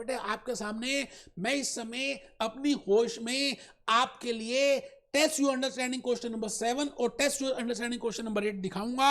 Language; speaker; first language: Hindi; native; Hindi